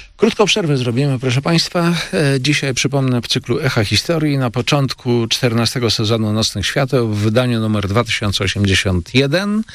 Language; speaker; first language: Polish; native; Polish